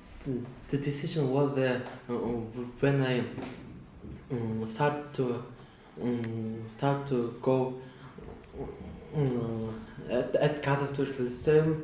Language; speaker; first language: English; non-native, learner; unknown